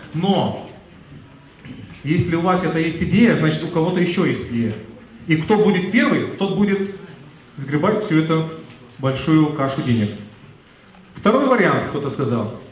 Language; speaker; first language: Russian; non-native, fluent; Lithuanian